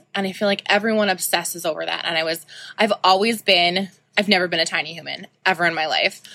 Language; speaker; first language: English; native; English